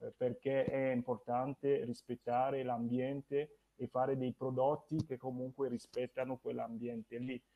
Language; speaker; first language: Italian; non-native, fluent; French